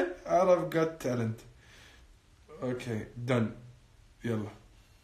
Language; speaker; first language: Arabic; native; Arabic